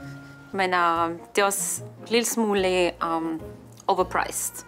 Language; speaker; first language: Danish; early bilingual, heritage; Danish